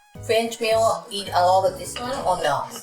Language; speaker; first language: English; non-native, learner; Japanese